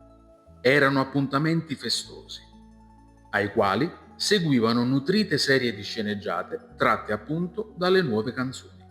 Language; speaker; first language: Italian; native; Italian